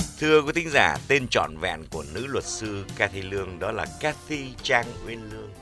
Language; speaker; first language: Vietnamese; native; Vietnamese